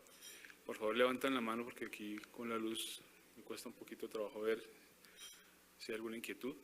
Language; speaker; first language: Spanish; native; Spanish